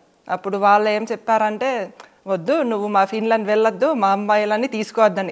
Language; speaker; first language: Telugu; non-native, fluent; Finnish